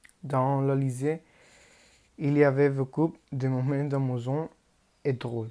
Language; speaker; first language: French; non-native, learner; Spanish